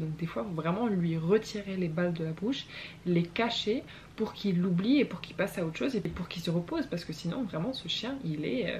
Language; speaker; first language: French; native; French